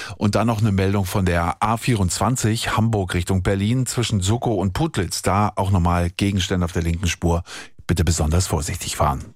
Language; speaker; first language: German; native; German